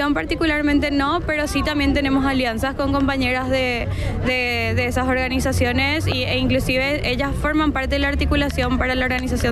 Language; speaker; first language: Spanish; native; Spanish